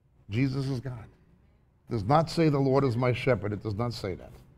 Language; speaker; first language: English; native; English